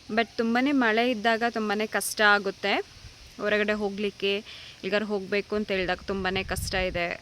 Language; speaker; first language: Kannada; non-native, local second language; Kodava